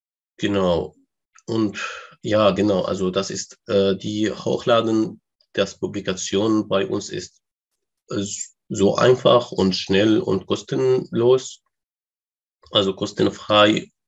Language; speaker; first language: German; non-native, learner; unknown